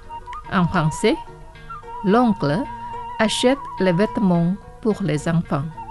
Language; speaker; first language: French; non-native, fluent; Indonesian